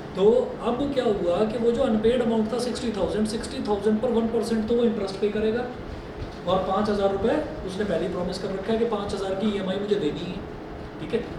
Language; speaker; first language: Hindi; native; Hindi